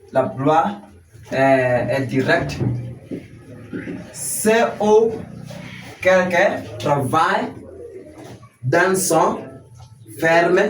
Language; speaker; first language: French; non-native, fluent; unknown